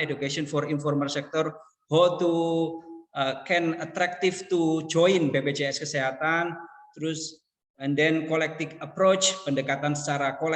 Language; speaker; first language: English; non-native, learner; Indonesian